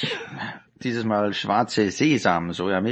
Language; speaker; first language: German; native; German